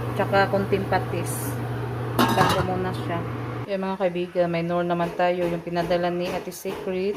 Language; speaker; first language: Filipino; non-native, local second language; Cebuano